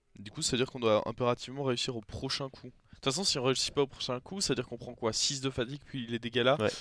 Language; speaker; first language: French; native; French